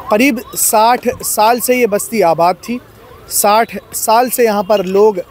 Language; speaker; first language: Hindi; native; Hindi